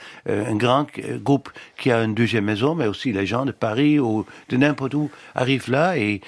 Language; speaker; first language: French; non-native, fluent; Dutch